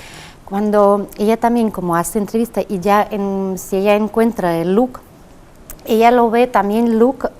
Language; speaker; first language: Spanish; non-native, fluent; Russian